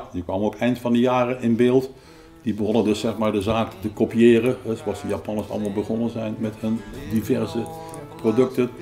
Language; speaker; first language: Dutch; native; Dutch